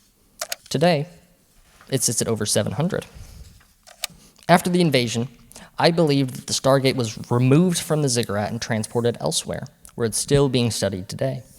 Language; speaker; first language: English; native; English